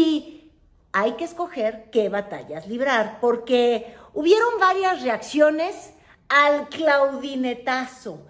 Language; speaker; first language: Spanish; native; Spanish